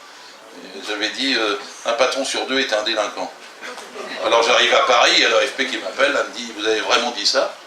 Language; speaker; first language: French; native; French